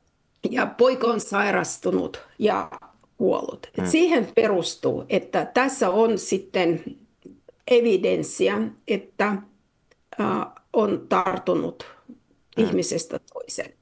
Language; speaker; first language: Finnish; non-native, fluent; Russian